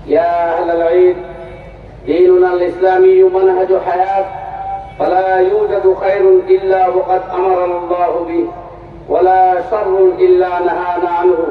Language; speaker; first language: Arabic; non-native, fluent; Bangla